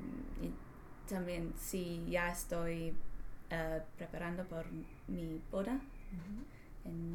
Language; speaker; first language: Spanish; non-native, learner; English